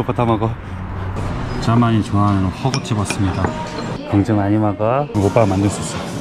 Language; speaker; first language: Korean; native; Korean